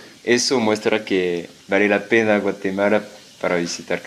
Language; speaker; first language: Spanish; non-native, fluent; French